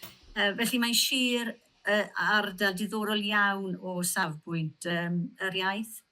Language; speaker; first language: Welsh; native; Welsh